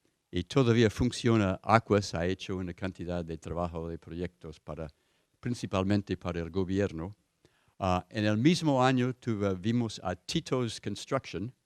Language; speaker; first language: Spanish; non-native, fluent; English